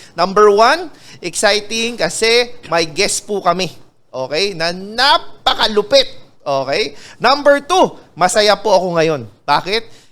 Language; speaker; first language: Filipino; native; Filipino